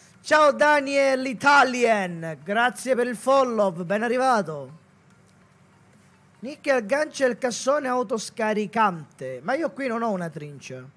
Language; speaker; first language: Italian; native; Italian